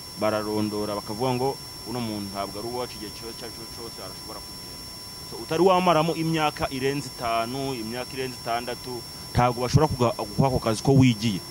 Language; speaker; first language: Kinyarwanda; early bilingual, heritage; Kinyarwanda